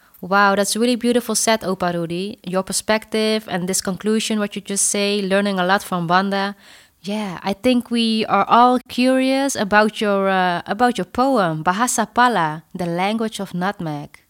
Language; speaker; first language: English; non-native, fluent; Dutch